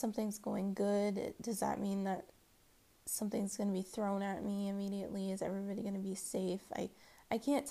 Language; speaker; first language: English; native; English